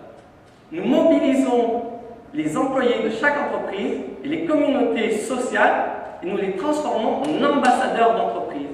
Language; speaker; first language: French; native; French